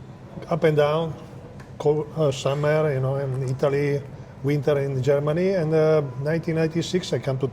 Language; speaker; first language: English; non-native, fluent; Italian